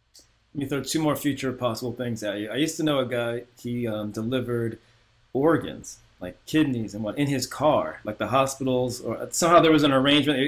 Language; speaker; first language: English; native; English